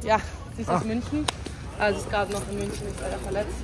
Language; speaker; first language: German; native; German